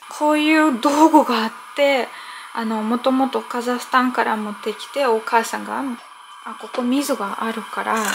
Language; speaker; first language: Japanese; non-native, fluent; Russian